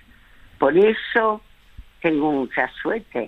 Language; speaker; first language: Spanish; early bilingual, other home language; French